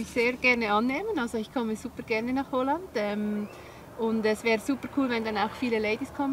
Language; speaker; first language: German; native; German